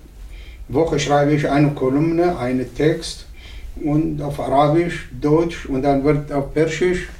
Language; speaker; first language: German; non-native, learner; Arabic